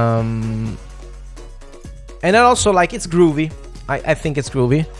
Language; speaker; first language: English; non-native, fluent; Italian